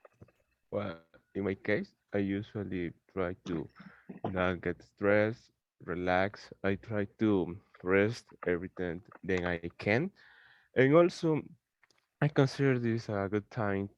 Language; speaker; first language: English; non-native, learner; Spanish